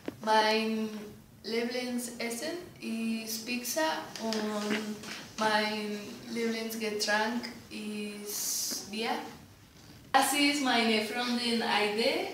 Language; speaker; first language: German; non-native, learner; Spanish